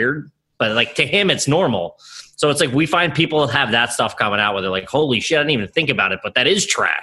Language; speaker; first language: English; native; English